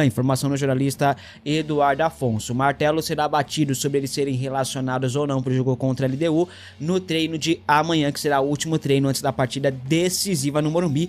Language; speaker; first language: Portuguese; native; Portuguese